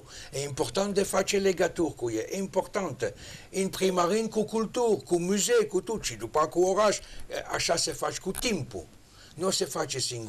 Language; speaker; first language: Romanian; non-native, learner; French